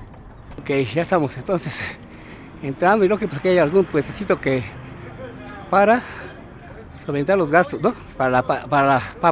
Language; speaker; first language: Spanish; native; Spanish